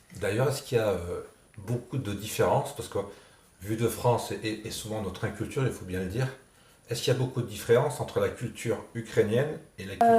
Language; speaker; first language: French; native; French